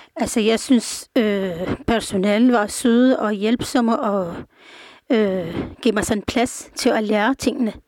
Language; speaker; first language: Danish; non-native, fluent; Arabic